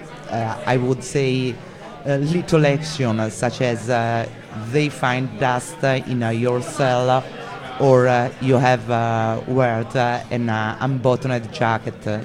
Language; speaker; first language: English; non-native, fluent; Italian